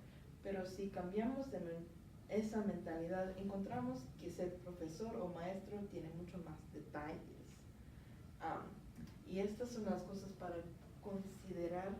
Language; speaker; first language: Spanish; non-native, learner; English